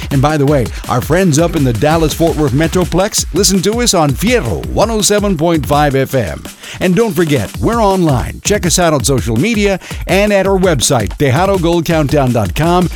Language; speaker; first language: English; early bilingual, other home language; Spanish